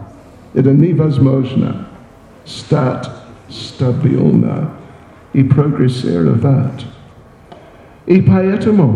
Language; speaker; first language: Russian; non-native, learner; English